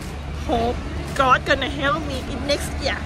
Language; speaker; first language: English; non-native, learner; Thai